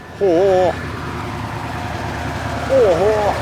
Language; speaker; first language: Ukrainian; native; Ukrainian